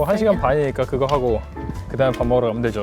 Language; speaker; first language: Korean; native; Korean